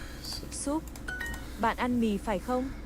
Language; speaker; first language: Vietnamese; non-native, learner; English